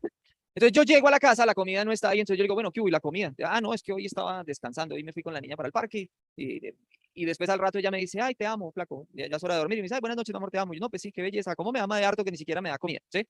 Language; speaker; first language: Spanish; native; Spanish